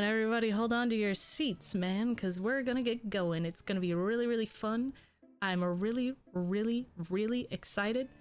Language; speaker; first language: English; native; English